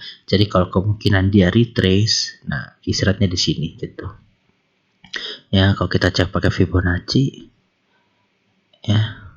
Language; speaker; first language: Indonesian; native; Indonesian